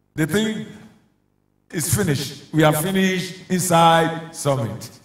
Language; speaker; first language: English; non-native, local second language; Yoruba